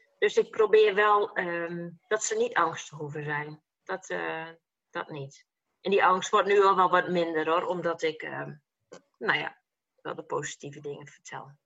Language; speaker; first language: Dutch; native; Dutch